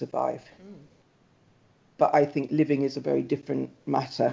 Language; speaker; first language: English; native; English